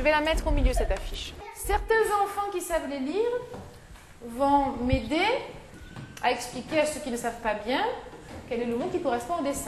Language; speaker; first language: French; native; French